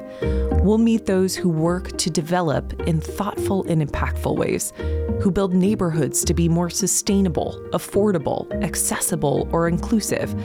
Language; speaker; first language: English; native; English